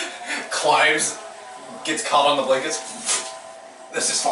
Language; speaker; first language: English; native; English